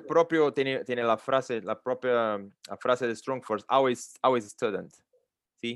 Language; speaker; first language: Spanish; non-native, learner; Portuguese